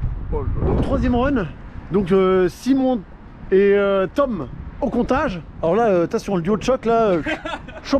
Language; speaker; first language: French; native; French